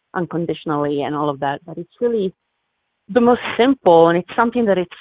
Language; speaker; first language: English; non-native, fluent; Italian